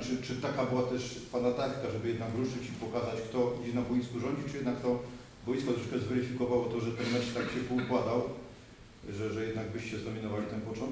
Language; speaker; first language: Polish; native; Polish